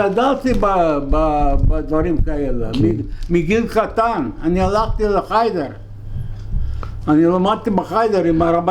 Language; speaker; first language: Hebrew; non-native, fluent; Yiddish